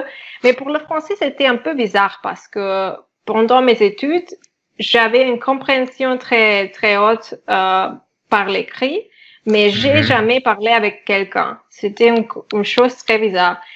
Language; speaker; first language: French; non-native, fluent; Catalan